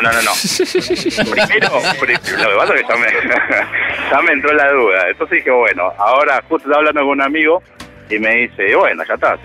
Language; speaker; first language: Spanish; native; Spanish